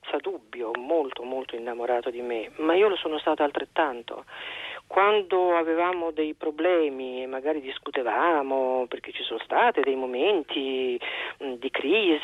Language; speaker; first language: Italian; native; Italian